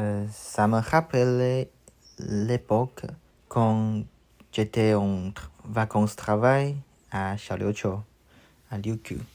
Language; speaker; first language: French; non-native, learner; Chinese